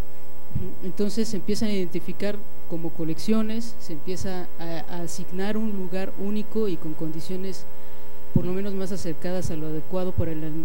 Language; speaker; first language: Spanish; native; Spanish